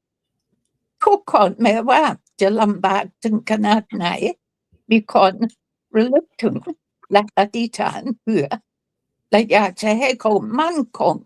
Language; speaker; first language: Thai; non-native, fluent; English